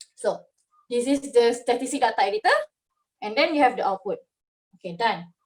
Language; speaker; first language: English; non-native, local second language; Malay